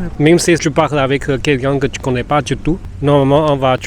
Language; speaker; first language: French; non-native, fluent; Spanish